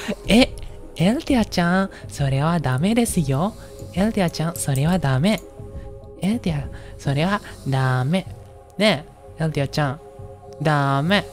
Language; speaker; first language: Japanese; non-native, learner; Indonesian